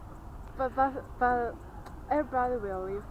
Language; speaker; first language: English; non-native, learner; Chinese